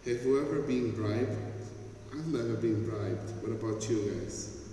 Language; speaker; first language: English; non-native, fluent; Portuguese